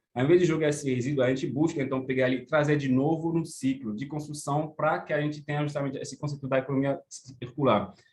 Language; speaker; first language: Portuguese; non-native, fluent; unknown